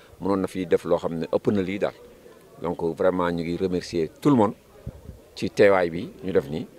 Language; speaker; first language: Wolof; native; Wolof